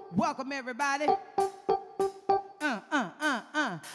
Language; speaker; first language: English; native; English